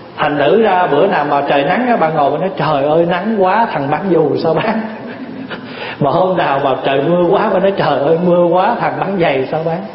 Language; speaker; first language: Vietnamese; early bilingual, heritage; Vietnamese